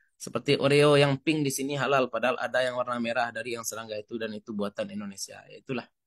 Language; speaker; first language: Indonesian; non-native, local second language; Minangkabau